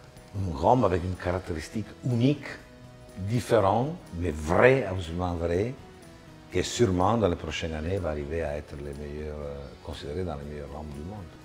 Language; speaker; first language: French; non-native, fluent; Italian